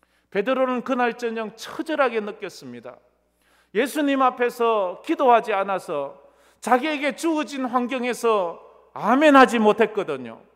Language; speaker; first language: Korean; native; Korean